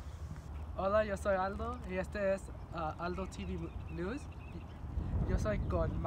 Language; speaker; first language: Spanish; non-native, learner; English